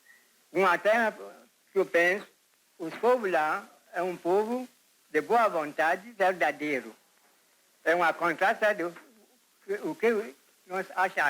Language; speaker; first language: Portuguese; early bilingual, heritage; Portuguese